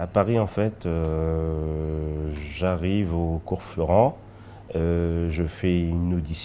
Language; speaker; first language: French; early bilingual, other home language; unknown